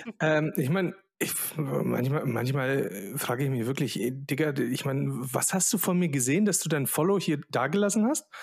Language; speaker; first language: German; early bilingual, other home language; Polish